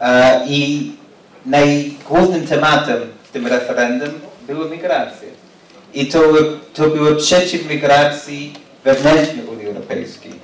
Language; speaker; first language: Polish; non-native, fluent; English